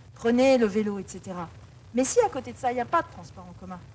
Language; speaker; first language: French; native; French